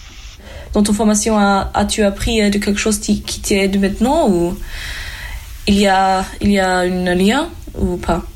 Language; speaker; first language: French; non-native, learner; German